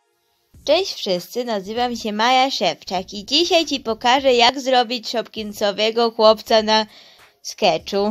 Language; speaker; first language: Polish; early bilingual, heritage; Polish